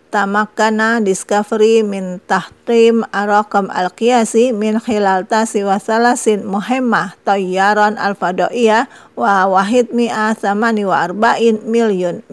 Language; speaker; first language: Arabic; non-native, fluent; Indonesian